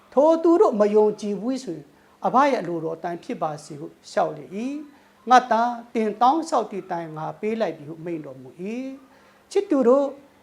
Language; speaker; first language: Burmese; non-native, local second language; Thado Chin